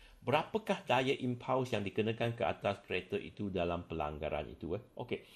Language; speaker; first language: Malay; non-native, local second language; Chinese